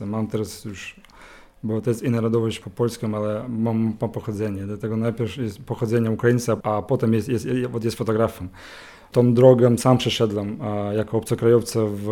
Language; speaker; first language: Polish; non-native, learner; Ukrainian